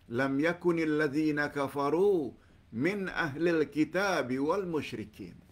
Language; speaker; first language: Malay; native; Malay